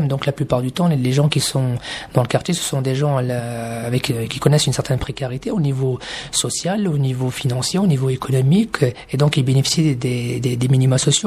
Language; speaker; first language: French; native; French